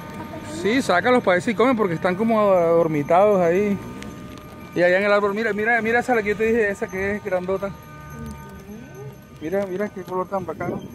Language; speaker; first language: Spanish; native; Spanish